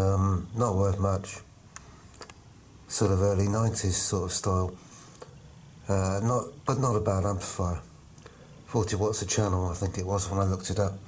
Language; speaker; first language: English; native; English